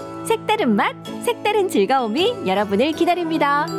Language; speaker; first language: Korean; native; Korean